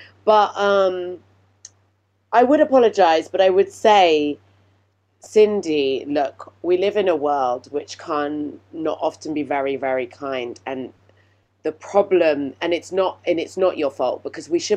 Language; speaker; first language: English; native; English